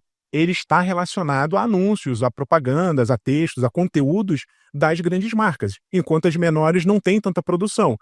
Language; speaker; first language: Portuguese; native; Portuguese